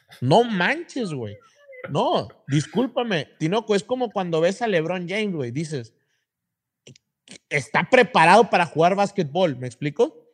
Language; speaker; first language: Spanish; native; Spanish